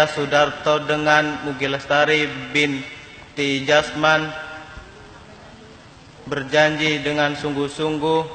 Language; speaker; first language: Indonesian; non-native, local second language; Javanese